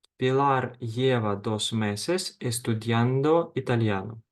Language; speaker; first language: Spanish; non-native, fluent; Ukrainian